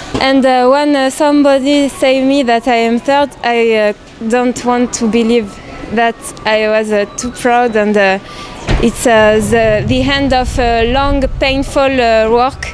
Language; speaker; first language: English; non-native, learner; French